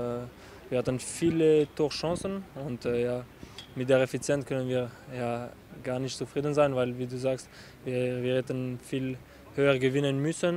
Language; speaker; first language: German; non-native, local second language; French